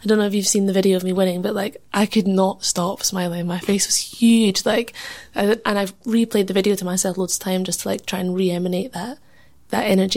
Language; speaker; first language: English; native; English